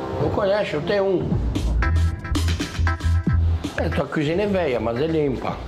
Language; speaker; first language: Portuguese; non-native, fluent; French